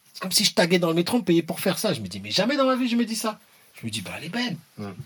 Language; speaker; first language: French; native; French